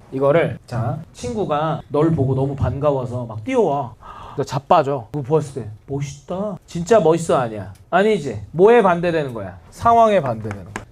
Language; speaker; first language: Korean; native; Korean